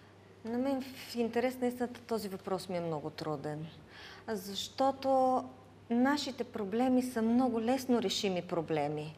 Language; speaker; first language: Bulgarian; native; Bulgarian